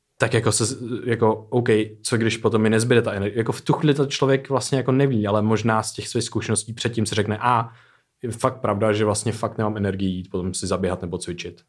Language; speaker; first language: Czech; native; Czech